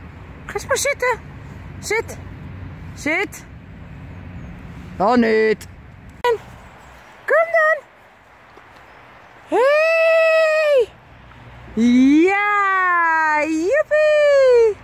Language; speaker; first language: Dutch; native; Dutch